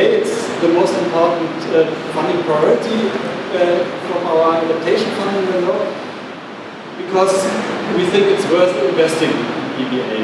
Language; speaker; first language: English; non-native, fluent; German